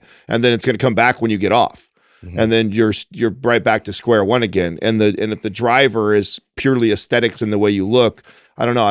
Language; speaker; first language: English; native; English